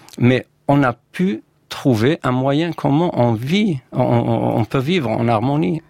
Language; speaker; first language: French; non-native, local second language; Kabyle